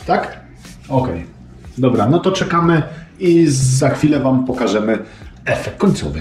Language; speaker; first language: Polish; native; Polish